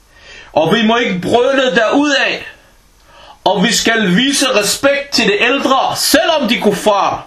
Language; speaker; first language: Danish; early bilingual, other home language; Arabic